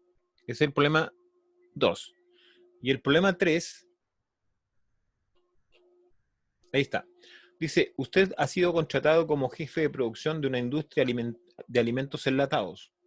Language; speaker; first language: Spanish; native; Spanish